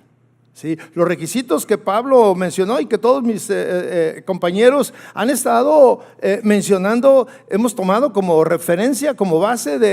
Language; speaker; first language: Spanish; native; Spanish